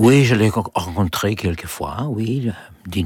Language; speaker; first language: French; non-native, learner; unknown